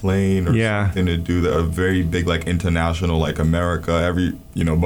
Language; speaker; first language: English; non-native, local second language; Ganda